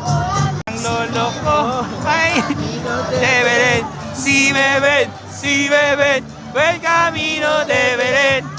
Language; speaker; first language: Spanish; non-native, learner; Filipino